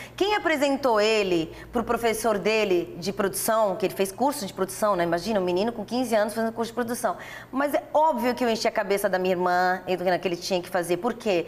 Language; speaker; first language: Portuguese; early bilingual, other home language; Italian